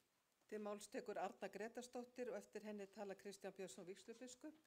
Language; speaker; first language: Icelandic; native; Icelandic